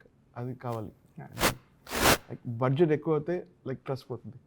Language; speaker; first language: Telugu; non-native, local second language; Tamil